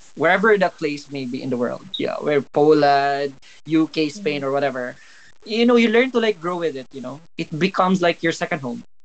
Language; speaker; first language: English; non-native, local second language; Cebuano